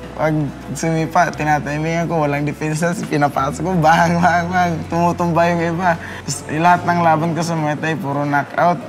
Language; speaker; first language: Filipino; non-native, local second language; Cebuano